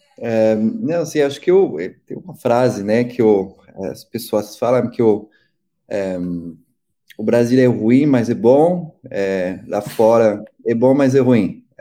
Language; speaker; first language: Portuguese; non-native, fluent; French